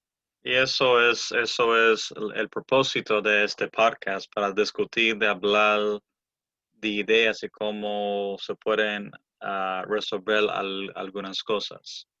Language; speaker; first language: Spanish; early bilingual, heritage; Spanish